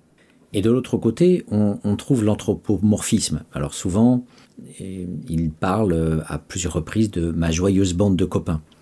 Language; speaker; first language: French; native; French